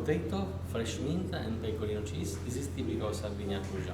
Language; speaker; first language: English; non-native, learner; Italian